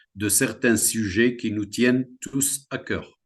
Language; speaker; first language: French; non-native, local second language; Central Atlas Tamazight